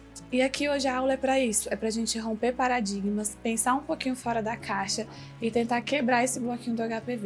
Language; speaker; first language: Portuguese; native; Portuguese